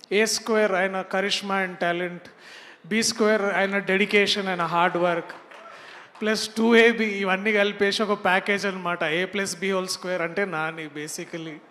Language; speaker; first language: Telugu; native; Telugu